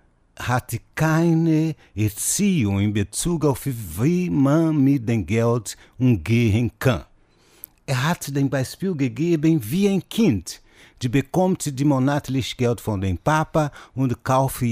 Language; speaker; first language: German; non-native, fluent; Portuguese